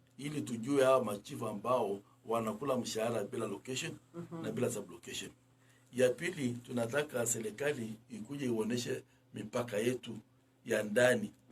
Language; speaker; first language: Swahili; non-native, local second language; Turkmen